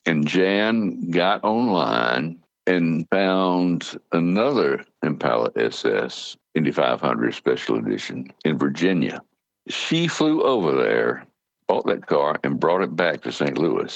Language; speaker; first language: English; native; English